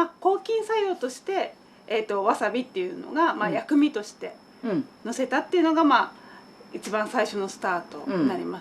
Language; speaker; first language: Japanese; native; Japanese